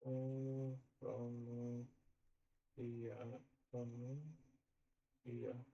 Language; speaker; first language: French; non-native, learner; Portuguese